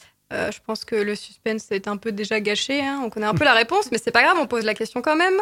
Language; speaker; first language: French; native; French